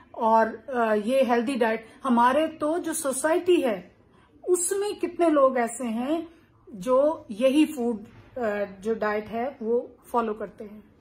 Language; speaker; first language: Hindi; native; Hindi